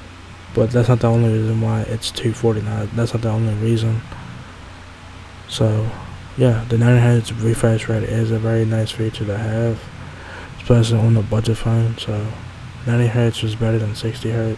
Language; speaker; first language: English; native; English